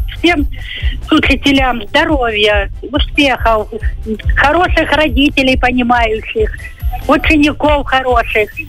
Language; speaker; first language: Russian; native; Russian